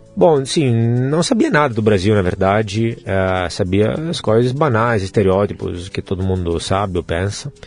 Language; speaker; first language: Portuguese; non-native, fluent; Italian